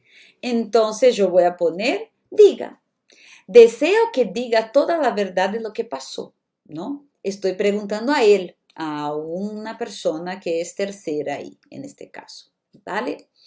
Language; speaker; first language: Spanish; non-native, fluent; Portuguese